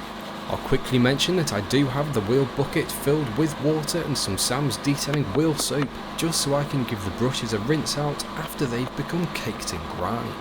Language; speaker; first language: English; native; English